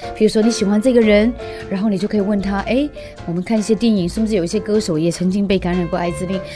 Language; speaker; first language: Chinese; non-native, fluent; Cantonese